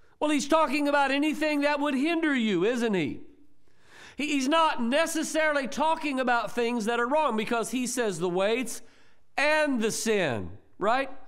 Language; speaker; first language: English; native; English